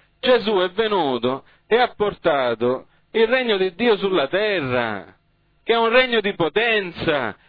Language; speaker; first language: Italian; early bilingual, heritage; English